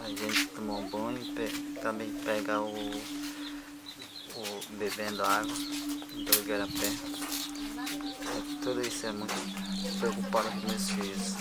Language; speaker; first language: Portuguese; non-native, local second language; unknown